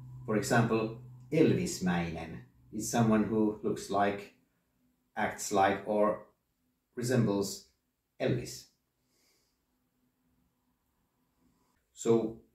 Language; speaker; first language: English; non-native, fluent; Finnish